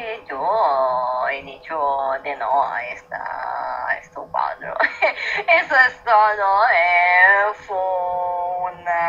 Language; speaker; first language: Spanish; non-native, learner; Italian